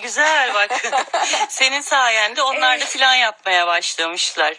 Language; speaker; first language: Turkish; native; Turkish